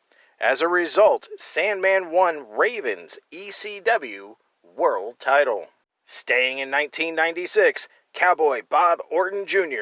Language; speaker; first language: English; native; English